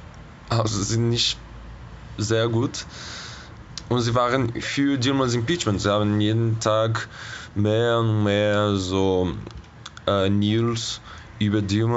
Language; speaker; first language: German; non-native, fluent; Portuguese